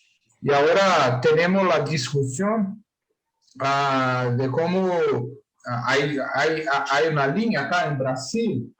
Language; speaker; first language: Spanish; non-native, learner; Portuguese